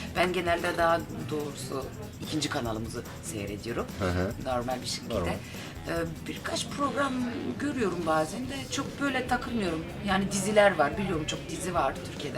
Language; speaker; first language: Turkish; early bilingual, heritage; Turkish